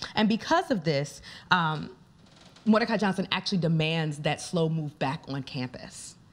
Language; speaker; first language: English; native; English